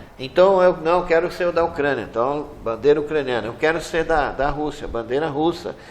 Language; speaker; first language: Portuguese; native; Portuguese